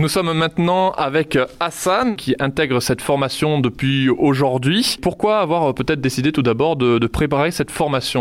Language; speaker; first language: French; native; French